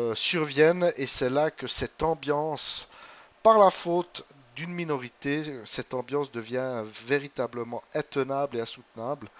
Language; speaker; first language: French; native; French